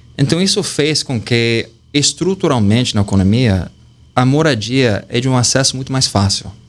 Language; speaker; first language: Portuguese; non-native, fluent; English